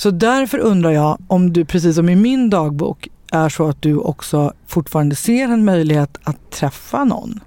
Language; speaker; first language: Swedish; native; Swedish